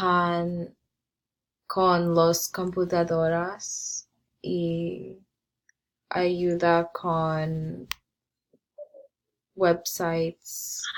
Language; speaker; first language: Spanish; non-native, learner; English